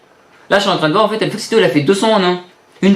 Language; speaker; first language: French; native; French